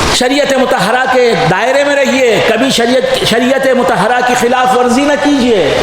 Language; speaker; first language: Urdu; native; Urdu